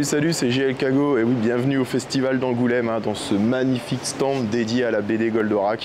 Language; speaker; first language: French; native; French